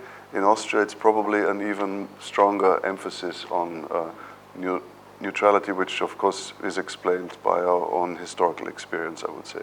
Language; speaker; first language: English; non-native, fluent; German